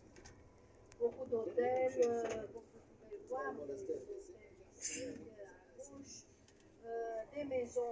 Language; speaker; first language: French; non-native, fluent; Romanian